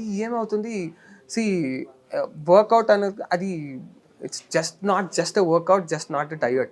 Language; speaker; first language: Telugu; non-native, learner; Kannada